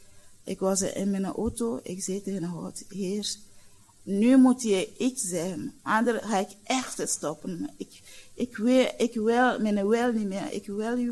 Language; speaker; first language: Dutch; non-native, learner; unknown